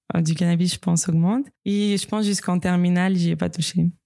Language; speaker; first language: French; non-native, fluent; Russian